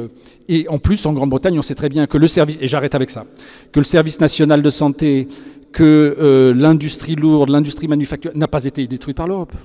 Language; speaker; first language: French; native; French